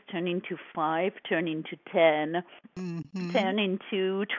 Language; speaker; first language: English; non-native, fluent; French